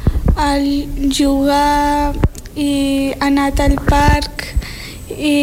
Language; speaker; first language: Catalan; non-native, learner; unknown